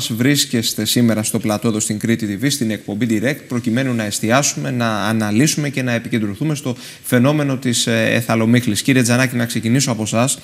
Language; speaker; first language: Greek; native; Greek